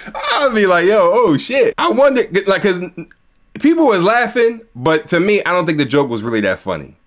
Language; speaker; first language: English; native; English